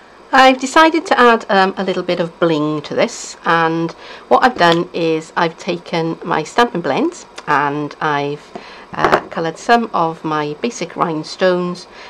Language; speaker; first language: English; native; English